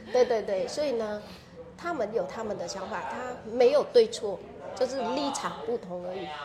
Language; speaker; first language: Chinese; non-native, fluent; Vietnamese